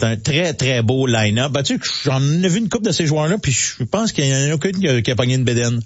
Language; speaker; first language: French; native; French